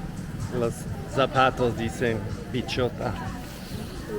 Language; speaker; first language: Spanish; non-native, learner; English